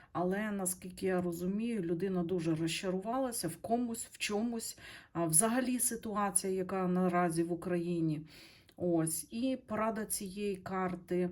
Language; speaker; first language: Ukrainian; non-native, local second language; Russian